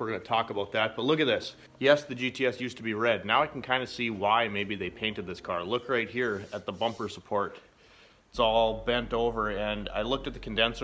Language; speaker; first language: English; native; English